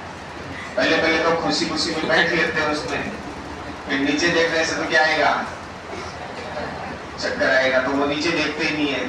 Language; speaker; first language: Hindi; native; Hindi